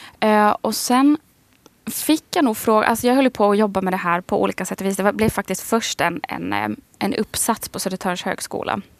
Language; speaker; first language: Swedish; native; Swedish